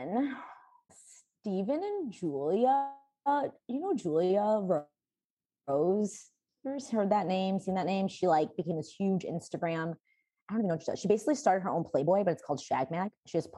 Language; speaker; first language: English; native; English